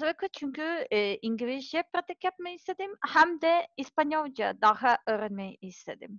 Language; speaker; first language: Turkish; non-native, learner; Serbian